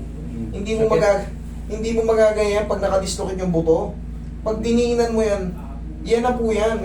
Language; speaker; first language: Filipino; native; Filipino